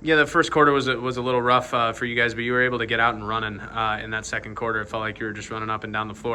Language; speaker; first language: English; native; English